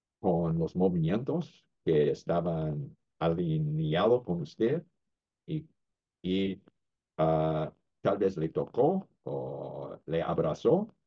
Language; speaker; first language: Spanish; non-native, fluent; English